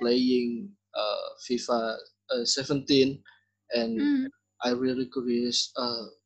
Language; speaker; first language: English; non-native, learner; Indonesian